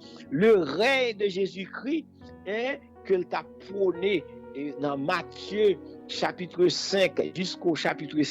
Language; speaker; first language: French; non-native, local second language; Haitian Creole